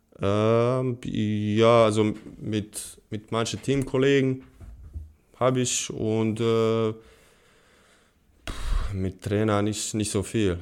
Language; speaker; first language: German; non-native, fluent; Bosnian